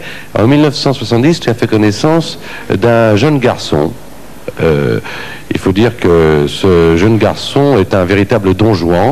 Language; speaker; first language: French; native; French